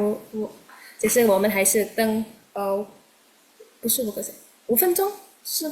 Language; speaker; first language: Chinese; non-native, learner; Indonesian